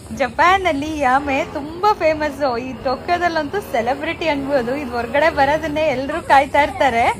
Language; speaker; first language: Kannada; native; Kannada